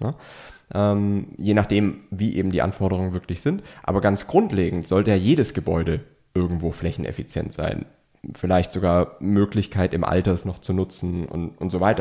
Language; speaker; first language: German; native; German